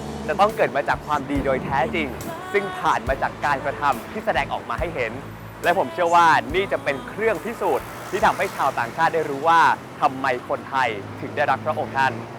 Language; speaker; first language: Thai; native; Thai